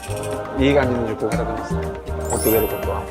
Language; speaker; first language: Japanese; non-native, fluent; Korean